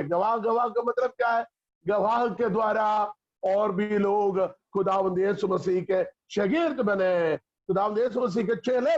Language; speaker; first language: Hindi; non-native, local second language; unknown